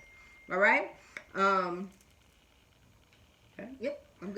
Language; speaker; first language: English; native; English